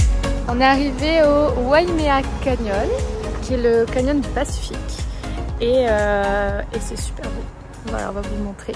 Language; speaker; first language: French; native; French